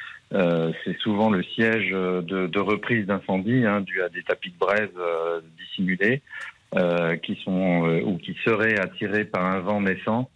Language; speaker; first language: French; native; French